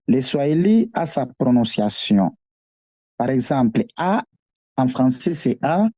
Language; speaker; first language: French; non-native, local second language; Swahili